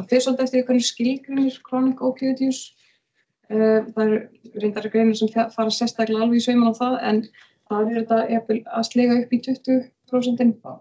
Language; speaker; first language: Icelandic; native; Icelandic